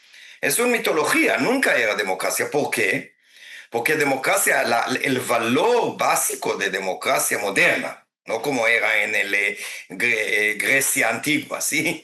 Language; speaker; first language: Spanish; non-native, fluent; Hebrew